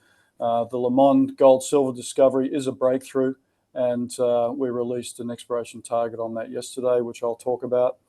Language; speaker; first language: English; native; English